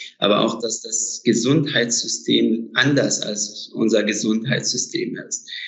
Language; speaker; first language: German; non-native, fluent; Arabic